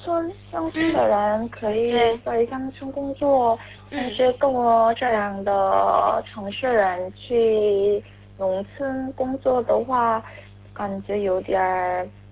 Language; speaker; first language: Chinese; non-native, learner; Korean